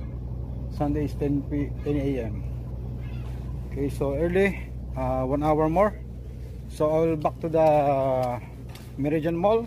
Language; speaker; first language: English; non-native, learner; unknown